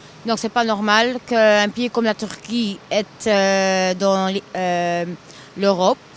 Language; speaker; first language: French; non-native, fluent; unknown